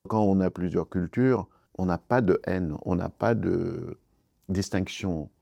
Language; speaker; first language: French; non-native, fluent; Kurdish